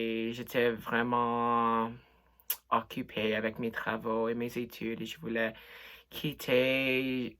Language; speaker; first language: French; non-native, local second language; English